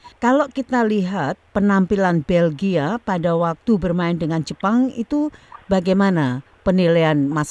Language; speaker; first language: Indonesian; native; Indonesian